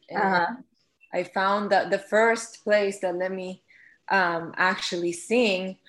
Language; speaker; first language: English; non-native, fluent; Hebrew